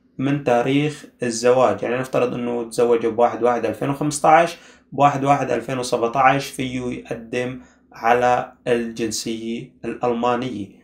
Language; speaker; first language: Arabic; native; Arabic